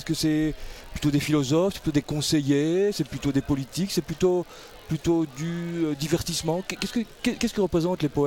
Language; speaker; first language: French; native; French